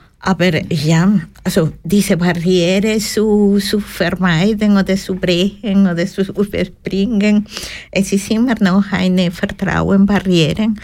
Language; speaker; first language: German; non-native, learner; Spanish